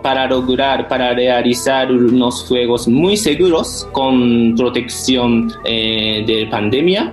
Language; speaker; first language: Spanish; non-native, fluent; Japanese